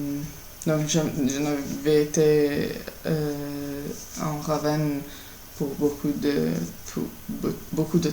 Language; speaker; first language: French; non-native, learner; Italian